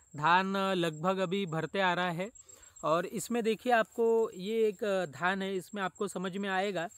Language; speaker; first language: Hindi; non-native, local second language; Marathi